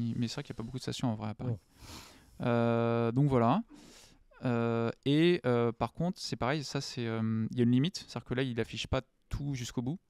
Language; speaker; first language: French; native; French